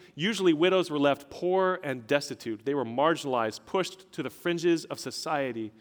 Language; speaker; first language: English; native; English